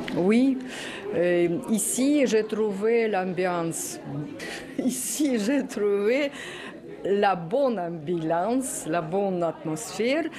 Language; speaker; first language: French; non-native, learner; Russian